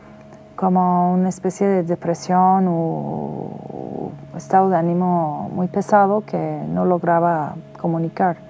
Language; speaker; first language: Spanish; non-native, fluent; Persian